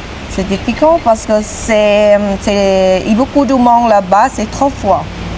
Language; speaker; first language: French; non-native, learner; Thai